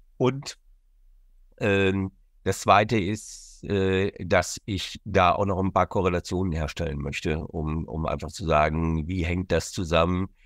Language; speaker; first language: German; native; German